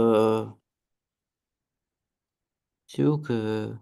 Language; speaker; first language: French; non-native, learner; Romanian